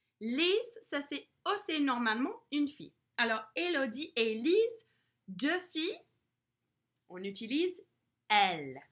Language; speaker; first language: French; non-native, fluent; English